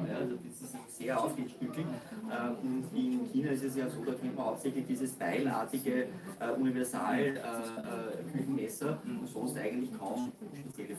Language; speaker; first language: German; native; German